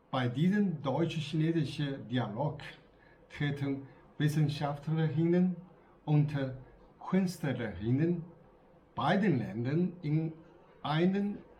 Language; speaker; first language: German; non-native, learner; Chinese